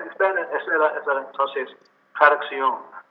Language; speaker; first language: Spanish; non-native, learner; English